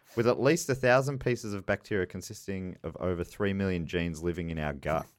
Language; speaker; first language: English; early bilingual, other home language; German